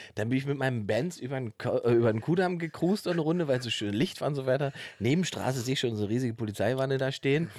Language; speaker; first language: German; native; German